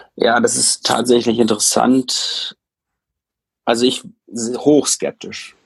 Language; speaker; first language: German; native; German